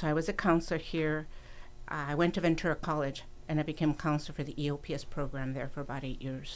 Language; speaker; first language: English; native; English